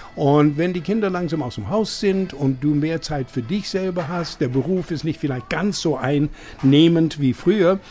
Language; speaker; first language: German; non-native, fluent; English